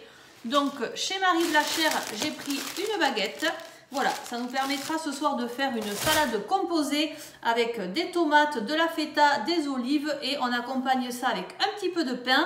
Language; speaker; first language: French; native; French